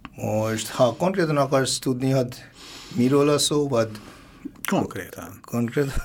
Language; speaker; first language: Hungarian; non-native, learner; Bangla